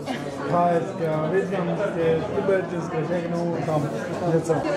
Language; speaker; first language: Czech; non-native, learner; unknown